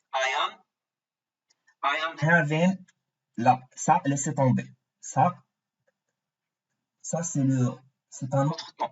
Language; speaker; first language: French; non-native, fluent; Arabic